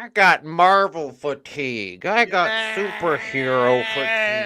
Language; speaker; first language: English; native; English